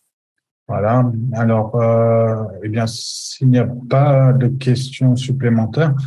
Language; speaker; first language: French; native; French